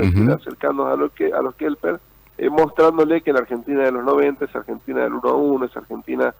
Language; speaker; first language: Spanish; native; Spanish